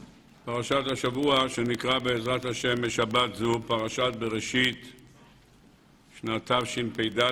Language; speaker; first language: Hebrew; native; Hebrew